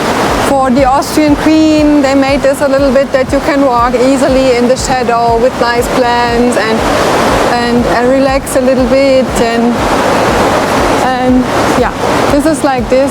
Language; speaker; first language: English; non-native, learner; German